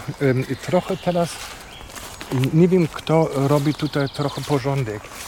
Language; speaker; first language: Polish; non-native, fluent; German